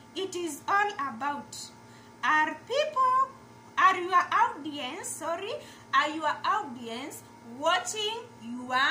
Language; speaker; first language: English; non-native, local second language; Kamba